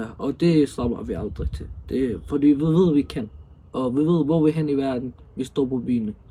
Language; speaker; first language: Danish; early bilingual, other home language; Arabic